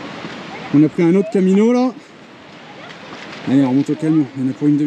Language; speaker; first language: French; native; French